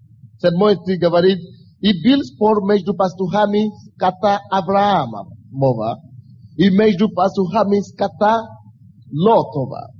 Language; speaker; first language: Russian; non-native, fluent; Yoruba